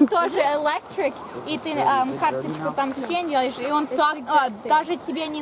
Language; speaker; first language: Russian; early bilingual, other home language; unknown